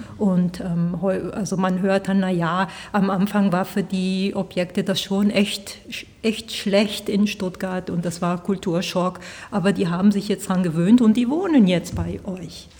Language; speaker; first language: German; early bilingual, heritage; Spanish